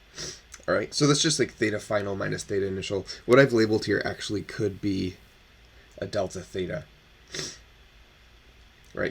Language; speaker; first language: English; native; English